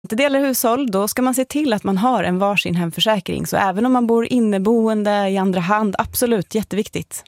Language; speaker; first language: Swedish; native; Swedish